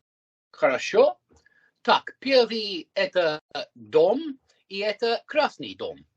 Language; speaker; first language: Russian; non-native, learner; English